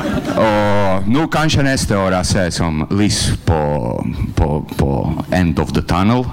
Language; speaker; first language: Norwegian; non-native, learner; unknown